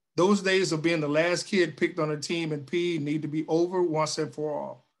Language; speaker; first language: English; native; English